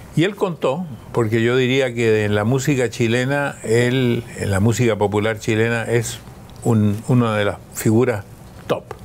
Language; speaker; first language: Spanish; early bilingual, other home language; German